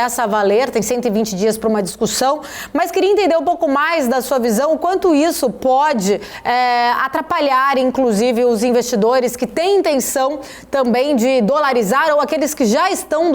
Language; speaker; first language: Portuguese; native; Portuguese